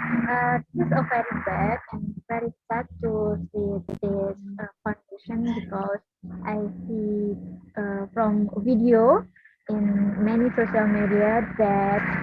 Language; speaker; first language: English; non-native, learner; Indonesian